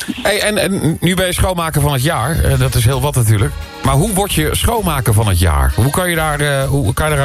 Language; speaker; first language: Dutch; native; Dutch